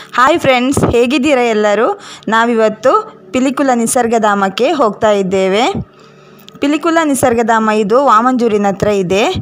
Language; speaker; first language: Kannada; non-native, local second language; Tulu